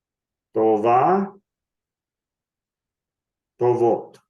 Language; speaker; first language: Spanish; non-native, fluent; English